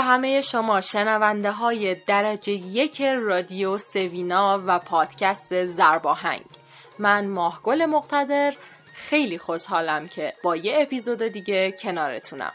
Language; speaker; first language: Persian; native; Persian